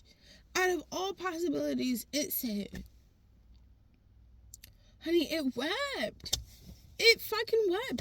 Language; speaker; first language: English; native; English